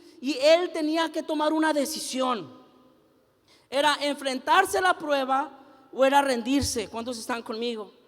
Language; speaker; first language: Spanish; early bilingual, heritage; Spanish